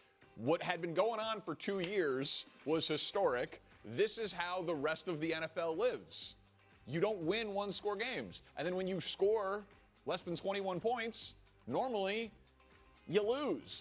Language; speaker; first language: English; native; English